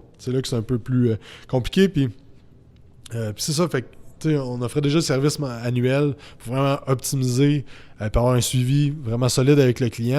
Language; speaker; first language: French; native; French